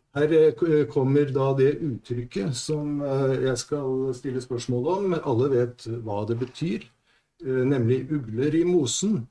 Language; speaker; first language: Norwegian; native; Norwegian